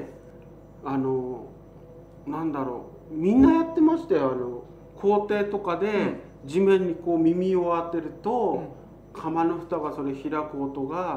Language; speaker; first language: Japanese; native; Japanese